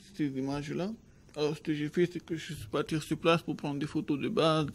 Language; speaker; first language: French; native; French